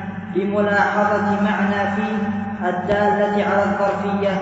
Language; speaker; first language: Arabic; native; Arabic